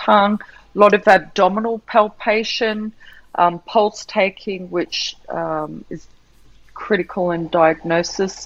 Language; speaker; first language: English; native; English